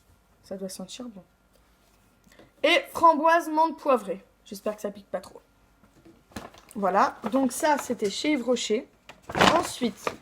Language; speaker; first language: French; native; French